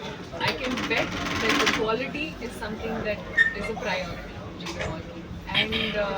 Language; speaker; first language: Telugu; non-native, learner; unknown